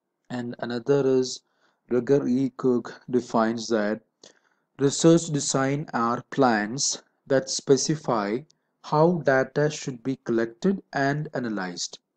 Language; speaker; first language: English; non-native, local second language; Malayalam